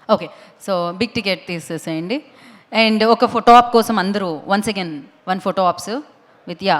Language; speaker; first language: Telugu; native; Telugu